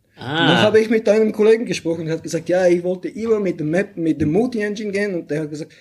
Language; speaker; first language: German; non-native, fluent; Bulgarian